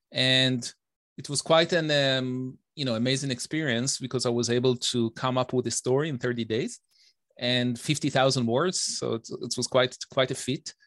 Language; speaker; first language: English; non-native, fluent; Hebrew